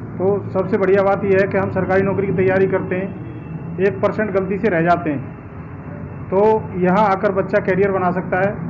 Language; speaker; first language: Hindi; native; Hindi